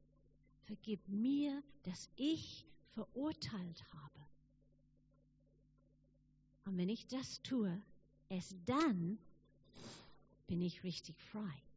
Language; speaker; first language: German; non-native, fluent; English